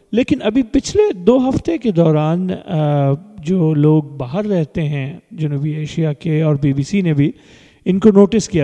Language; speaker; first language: Urdu; early bilingual, heritage; Urdu